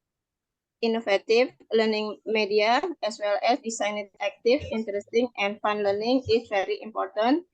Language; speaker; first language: English; non-native, learner; Indonesian